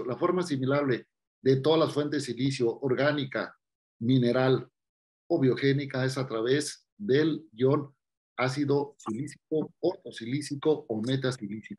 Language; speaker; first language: Spanish; native; Spanish